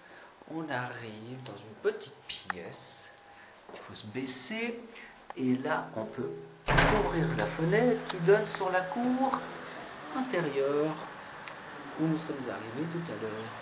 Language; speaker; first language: French; native; French